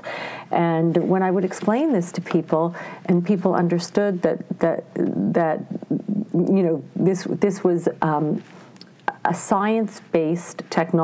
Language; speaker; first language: English; native; English